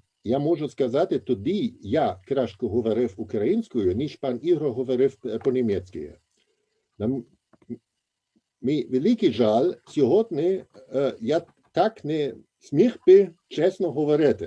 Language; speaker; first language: Ukrainian; non-native, fluent; German